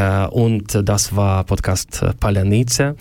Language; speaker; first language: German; non-native, learner; Ukrainian